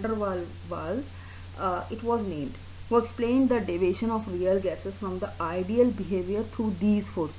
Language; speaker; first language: English; non-native, local second language; Hindi